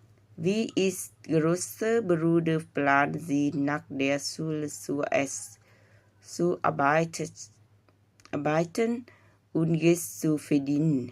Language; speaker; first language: German; non-native, learner; Vietnamese